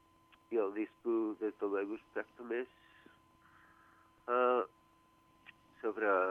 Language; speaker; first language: Catalan; early bilingual, heritage; Catalan